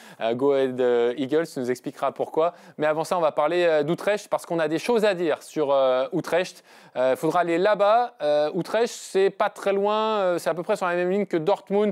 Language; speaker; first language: French; native; French